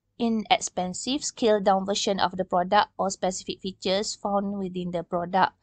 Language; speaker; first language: English; non-native, local second language; Malay